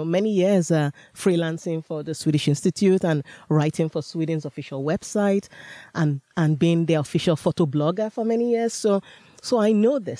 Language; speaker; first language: English; non-native, local second language; Yoruba